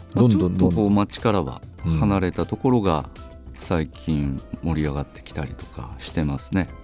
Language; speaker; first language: Japanese; native; Japanese